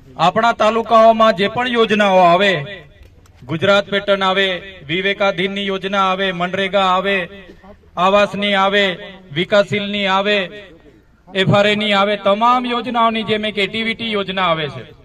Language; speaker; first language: Gujarati; non-native, local second language; Vasavi